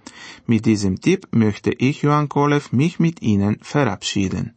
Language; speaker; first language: German; non-native, fluent; Bulgarian